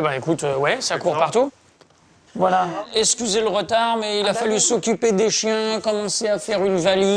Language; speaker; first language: French; native; French